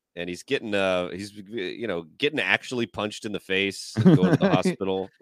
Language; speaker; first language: English; native; English